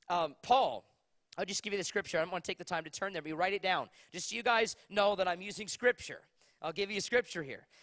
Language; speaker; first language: English; native; English